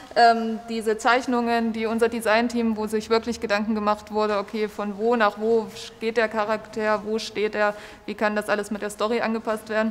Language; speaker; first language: German; native; German